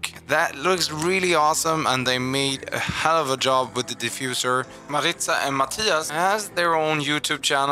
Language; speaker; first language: English; non-native, fluent; Swedish